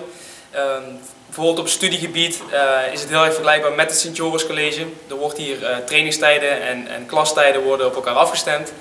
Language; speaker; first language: Dutch; native; Dutch